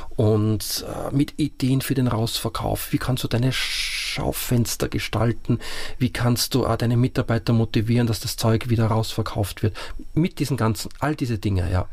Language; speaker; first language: German; native; German